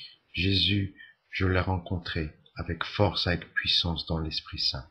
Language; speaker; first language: French; native; French